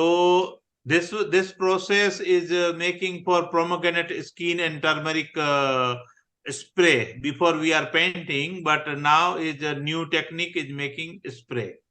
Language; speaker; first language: English; non-native, learner; Gujarati